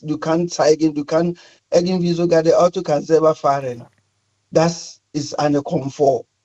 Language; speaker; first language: German; non-native, fluent; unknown